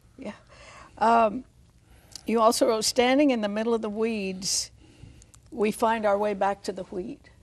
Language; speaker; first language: English; native; English